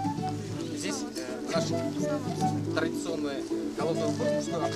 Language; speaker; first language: Russian; non-native, local second language; Kyrgyz